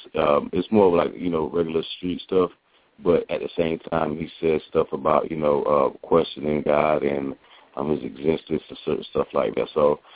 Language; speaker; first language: English; native; English